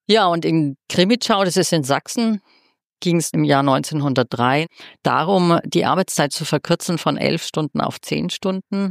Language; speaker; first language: German; native; German